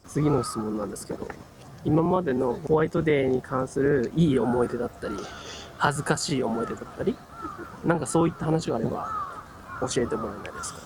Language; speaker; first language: Japanese; native; Japanese